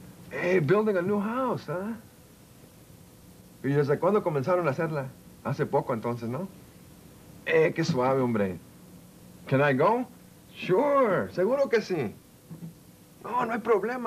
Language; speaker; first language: Spanish; early bilingual, other home language; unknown